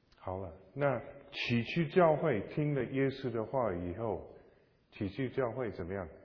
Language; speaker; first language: Chinese; non-native, fluent; English